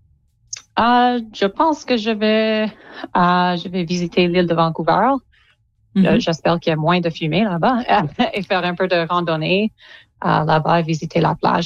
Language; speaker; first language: French; non-native, local second language; English